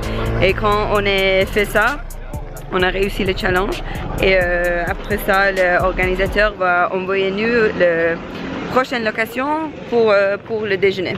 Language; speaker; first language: French; non-native, learner; English